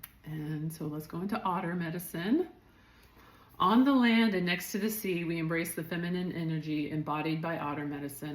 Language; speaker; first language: English; native; English